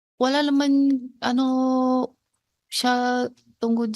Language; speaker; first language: Filipino; non-native, learner; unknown